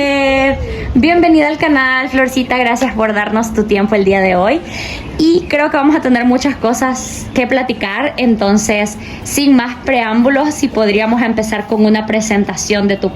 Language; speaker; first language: Spanish; native; Spanish